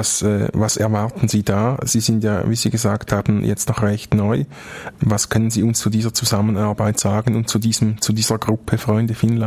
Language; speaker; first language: German; native; German